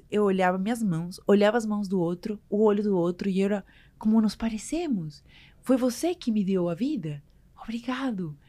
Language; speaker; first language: Portuguese; non-native, fluent; Spanish